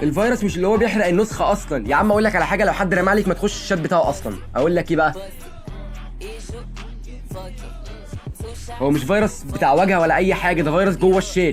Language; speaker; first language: Arabic; native; Arabic